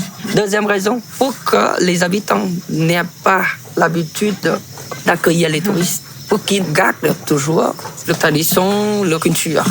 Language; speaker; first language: French; non-native, fluent; Vietnamese